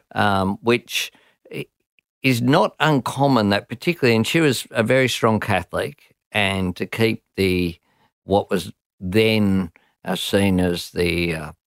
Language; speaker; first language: English; early bilingual, other home language; Italian